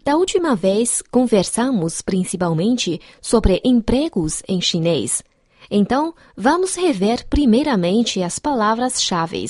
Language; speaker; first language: Portuguese; non-native, fluent; Chinese